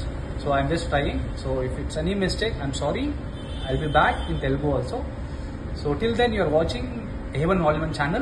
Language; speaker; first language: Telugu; non-native, learner; Hindi